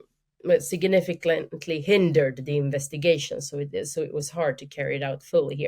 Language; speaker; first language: English; non-native, fluent; Swedish